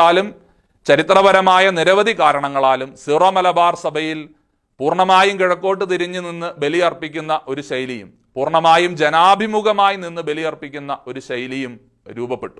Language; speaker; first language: Malayalam; native; Malayalam